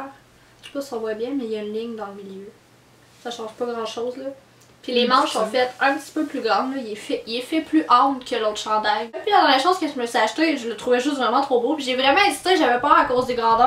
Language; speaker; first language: French; native; French